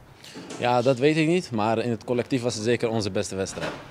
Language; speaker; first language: Dutch; native; Dutch